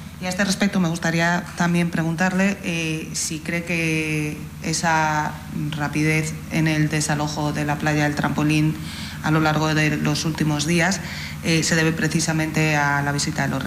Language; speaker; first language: Spanish; native; Spanish